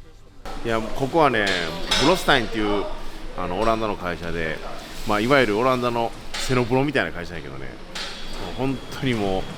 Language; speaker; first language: Japanese; native; Japanese